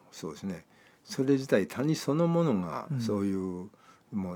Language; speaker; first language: Japanese; native; Japanese